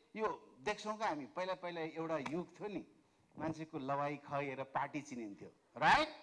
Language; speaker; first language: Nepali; native; Nepali